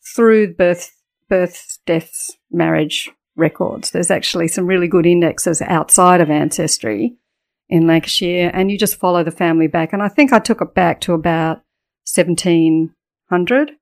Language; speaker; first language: English; native; English